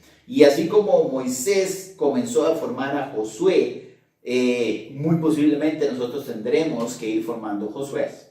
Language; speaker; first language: Spanish; native; Spanish